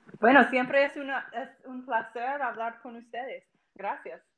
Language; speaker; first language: Spanish; non-native, fluent; English